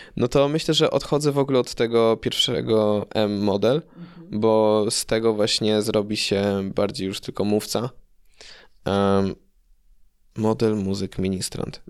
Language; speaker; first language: Polish; early bilingual, heritage; Polish